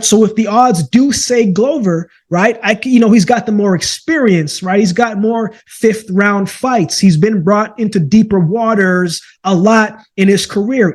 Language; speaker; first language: English; native; English